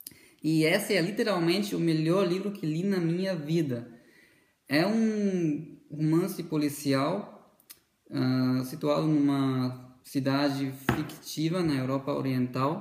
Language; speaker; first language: Portuguese; non-native, fluent; German